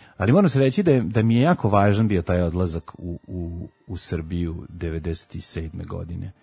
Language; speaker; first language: Serbian; native; Serbian